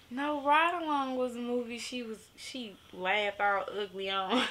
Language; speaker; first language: English; native; English